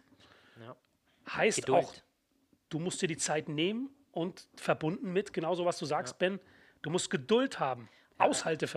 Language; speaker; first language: German; native; German